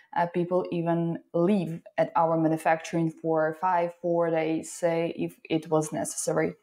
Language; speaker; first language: English; non-native, fluent; Ukrainian